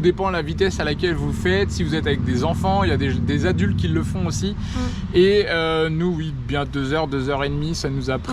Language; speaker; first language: French; native; French